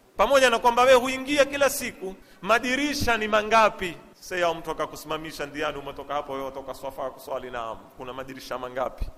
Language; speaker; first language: Swahili; native; Swahili